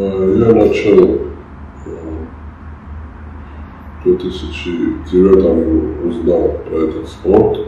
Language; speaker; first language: Russian; non-native, fluent; Georgian